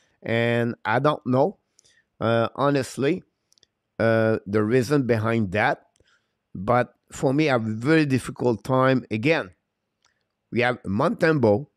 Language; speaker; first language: English; non-native, fluent; French